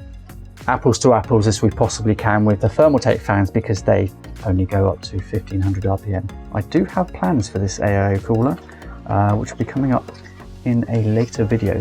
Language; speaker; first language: English; native; English